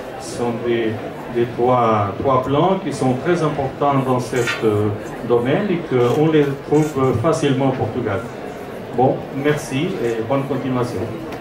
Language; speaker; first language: French; non-native, fluent; Portuguese